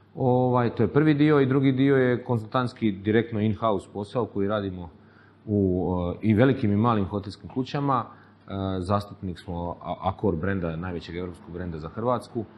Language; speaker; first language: Croatian; native; Croatian